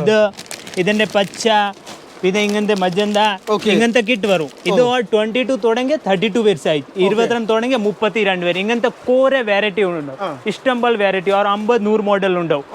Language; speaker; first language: Malayalam; non-native, local second language; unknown